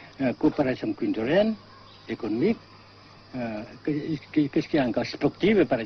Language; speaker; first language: French; non-native, fluent; Vietnamese